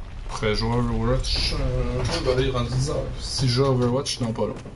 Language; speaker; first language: French; native; French